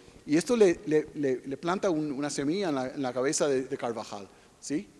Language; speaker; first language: Spanish; non-native, fluent; English